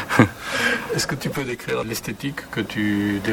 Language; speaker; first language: French; native; French